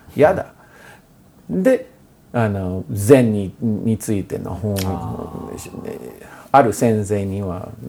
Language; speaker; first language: Japanese; non-native, fluent; English